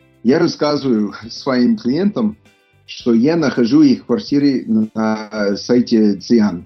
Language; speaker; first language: Russian; non-native, fluent; English